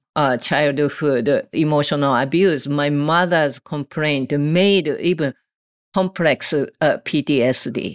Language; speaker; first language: English; non-native, learner; Japanese